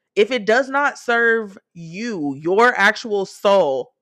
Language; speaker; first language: English; native; English